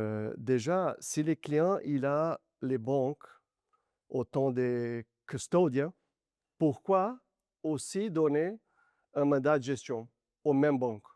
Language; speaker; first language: French; non-native, fluent; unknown